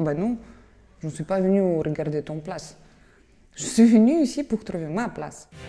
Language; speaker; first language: French; non-native, learner; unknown